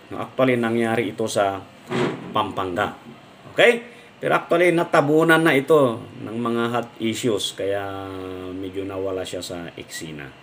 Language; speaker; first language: Filipino; non-native, local second language; Iloko